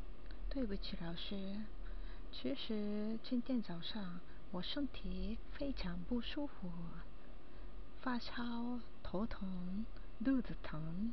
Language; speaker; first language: Chinese; non-native, learner; Japanese